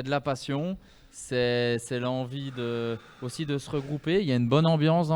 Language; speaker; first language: French; native; French